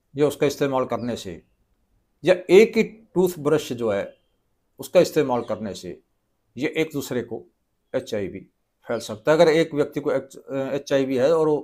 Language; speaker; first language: Hindi; non-native, local second language; Punjabi